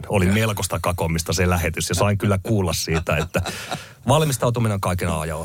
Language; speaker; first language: Finnish; native; Finnish